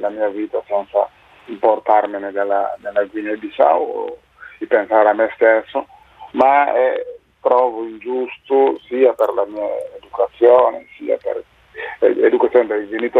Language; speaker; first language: Italian; non-native, fluent; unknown